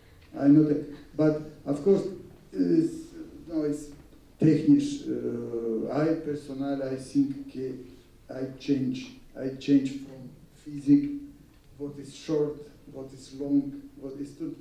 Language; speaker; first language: English; non-native, learner; Russian